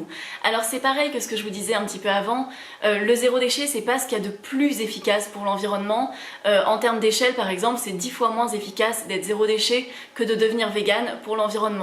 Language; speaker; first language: French; native; French